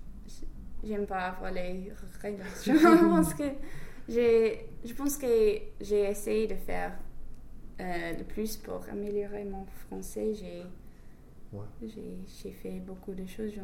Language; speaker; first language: French; non-native, fluent; English